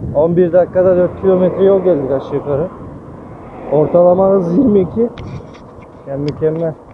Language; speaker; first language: Turkish; early bilingual, heritage; Turkish